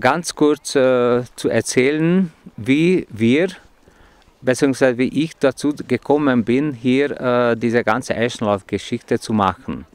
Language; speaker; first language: German; non-native, fluent; Hungarian